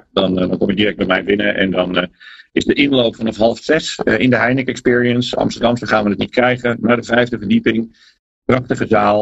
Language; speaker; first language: Dutch; native; Dutch